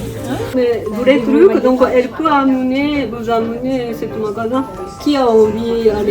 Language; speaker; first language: French; non-native, fluent; Japanese